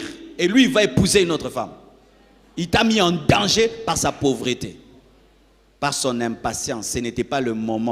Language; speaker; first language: French; non-native, local second language; Lingala